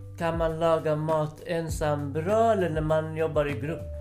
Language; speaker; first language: Swedish; non-native, fluent; Kurdish